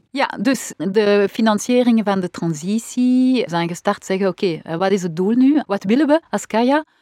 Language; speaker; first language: Dutch; non-native, local second language; French